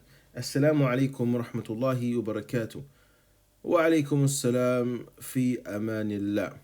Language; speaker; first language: Arabic; non-native, fluent; English